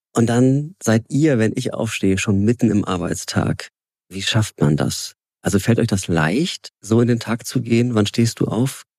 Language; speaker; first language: German; native; German